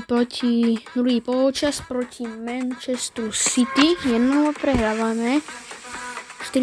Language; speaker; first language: Slovak; native; Slovak